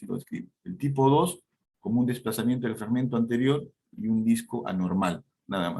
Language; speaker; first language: Spanish; native; Spanish